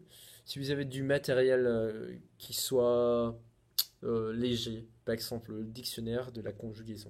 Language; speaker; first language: French; non-native, fluent; Spanish